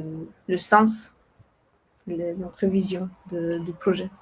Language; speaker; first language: French; non-native, fluent; Romanian